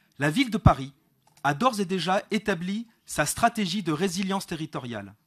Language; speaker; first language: French; native; French